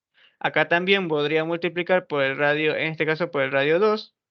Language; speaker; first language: Spanish; native; Spanish